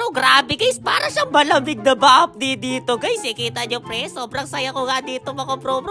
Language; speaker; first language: Filipino; native; Filipino